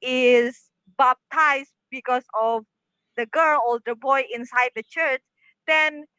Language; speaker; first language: English; non-native, fluent; Indonesian